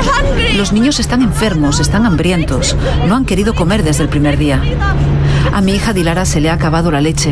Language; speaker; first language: Spanish; native; Spanish